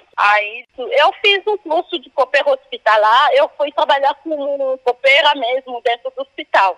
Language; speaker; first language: Portuguese; non-native, fluent; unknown